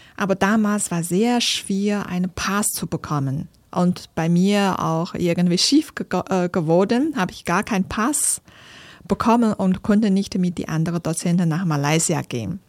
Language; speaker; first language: German; non-native, fluent; Chinese